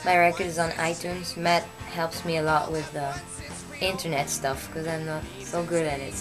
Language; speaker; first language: English; non-native, fluent; French